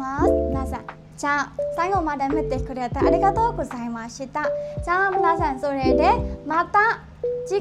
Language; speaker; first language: Japanese; non-native, learner; Burmese